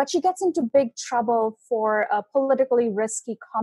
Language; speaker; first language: English; non-native, local second language; Bangla